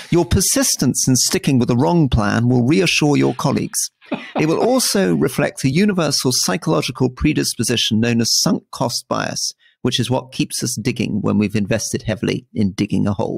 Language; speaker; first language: English; native; English